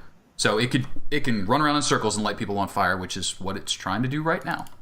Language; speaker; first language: English; native; English